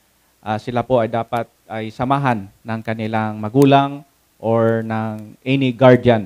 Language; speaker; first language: Filipino; native; Filipino